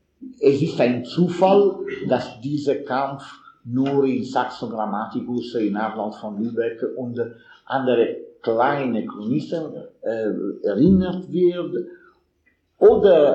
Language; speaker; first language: German; non-native, fluent; Italian